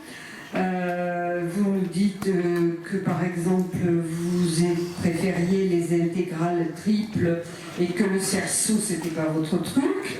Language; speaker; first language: French; native; French